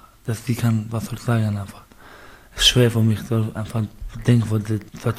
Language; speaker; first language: German; non-native, learner; Persian